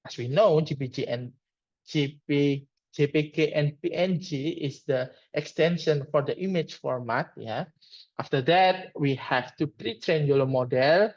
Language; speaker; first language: English; non-native, learner; Indonesian